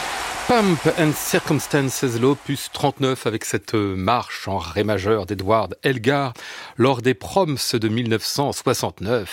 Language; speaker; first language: French; native; French